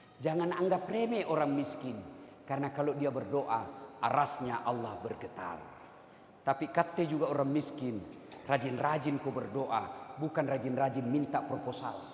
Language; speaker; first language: Indonesian; non-native, local second language; Buginese